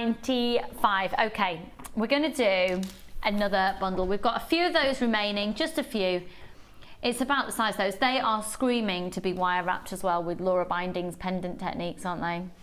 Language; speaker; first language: English; native; English